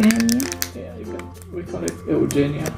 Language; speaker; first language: English; non-native, fluent; Romanian